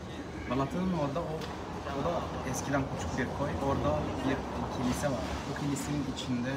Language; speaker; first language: Turkish; non-native, learner; Arabic